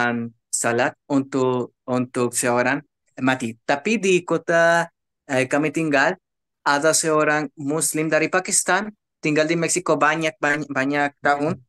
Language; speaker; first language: Indonesian; non-native, learner; Spanish